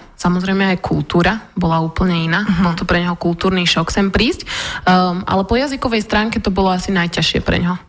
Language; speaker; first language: Slovak; early bilingual, other home language; Russian